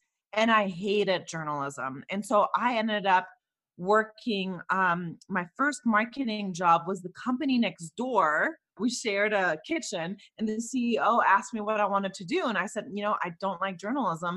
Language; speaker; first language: English; non-native, fluent; German